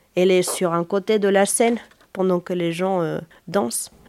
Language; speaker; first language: French; non-native, fluent; Spanish